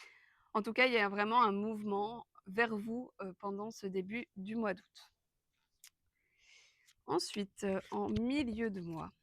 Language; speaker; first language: French; native; French